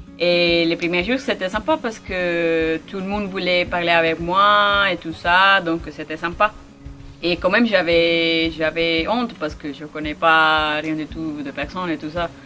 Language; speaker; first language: French; non-native, learner; Spanish